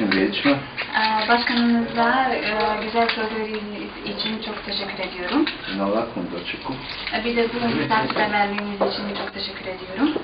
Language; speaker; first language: Turkish; non-native, learner; Bosnian